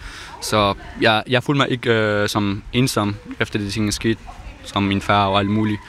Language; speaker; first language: Danish; non-native, fluent; Persian